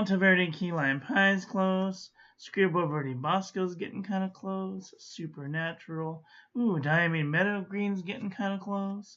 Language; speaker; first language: English; native; English